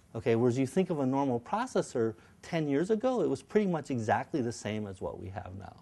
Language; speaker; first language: English; native; English